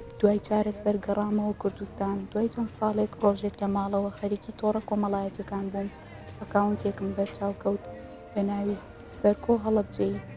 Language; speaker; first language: Central Kurdish; native; Central Kurdish